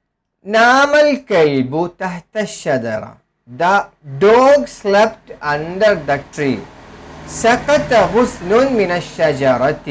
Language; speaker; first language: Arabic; non-native, fluent; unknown